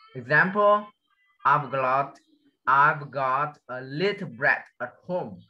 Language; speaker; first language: English; non-native, learner; Vietnamese